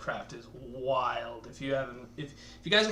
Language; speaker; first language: English; native; English